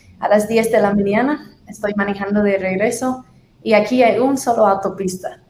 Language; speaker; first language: Spanish; non-native, fluent; English